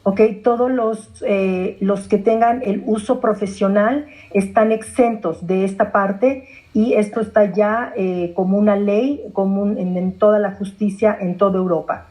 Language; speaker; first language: Spanish; non-native, fluent; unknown